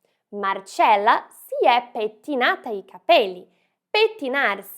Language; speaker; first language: Italian; non-native, fluent; Portuguese